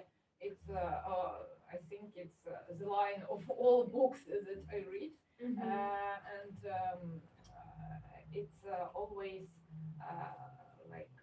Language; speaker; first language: English; non-native, fluent; Ukrainian